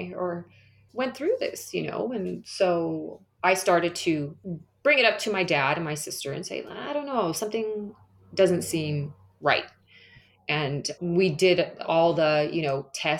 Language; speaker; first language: English; native; English